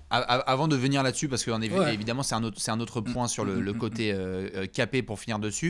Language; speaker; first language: French; native; French